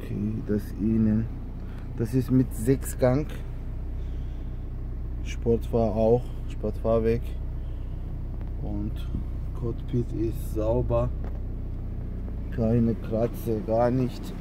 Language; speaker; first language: German; non-native, learner; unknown